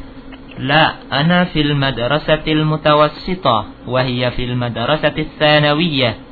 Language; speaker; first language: Arabic; non-native, fluent; Indonesian